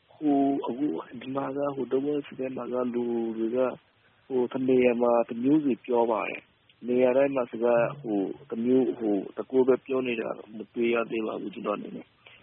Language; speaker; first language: Burmese; non-native, local second language; Rohingya